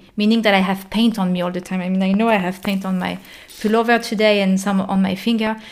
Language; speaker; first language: English; non-native, fluent; French